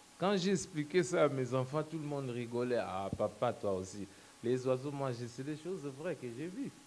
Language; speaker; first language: French; non-native, local second language; Lingala